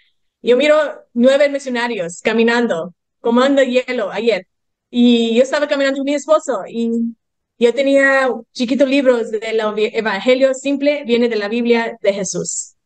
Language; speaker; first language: Spanish; early bilingual, heritage; English